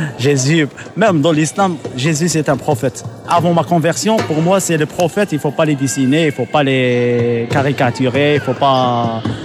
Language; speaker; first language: French; non-native, local second language; Arabic